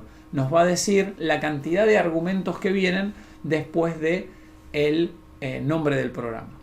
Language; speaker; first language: Spanish; native; Spanish